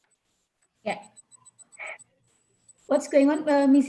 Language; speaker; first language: English; non-native, learner; Indonesian